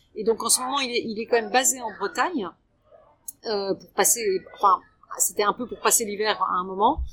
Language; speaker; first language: French; early bilingual, heritage; French